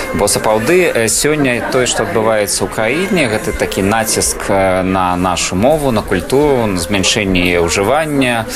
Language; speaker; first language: Belarusian; native; Belarusian